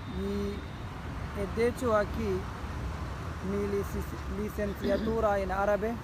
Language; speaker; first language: Spanish; non-native, learner; Urdu